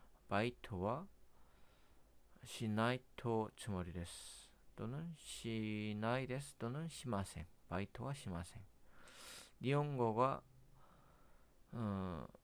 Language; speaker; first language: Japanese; non-native, learner; Korean